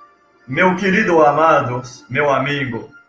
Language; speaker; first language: Portuguese; non-native, learner; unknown